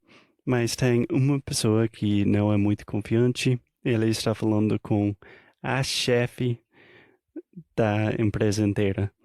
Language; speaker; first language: Portuguese; non-native, fluent; English